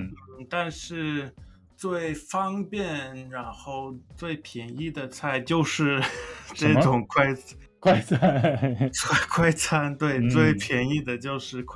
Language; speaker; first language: Chinese; non-native, learner; English